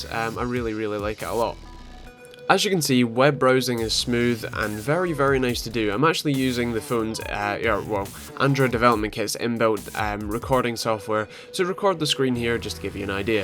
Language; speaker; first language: English; native; English